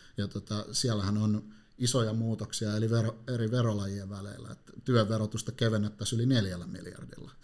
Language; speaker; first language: Finnish; native; Finnish